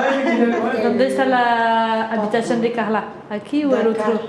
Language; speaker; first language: Spanish; non-native, learner; French